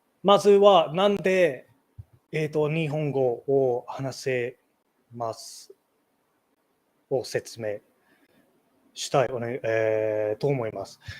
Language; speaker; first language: Japanese; non-native, learner; English